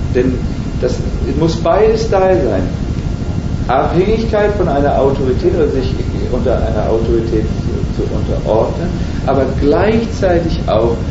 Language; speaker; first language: German; native; German